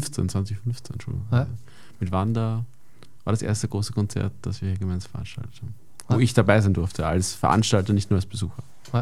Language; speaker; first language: German; native; German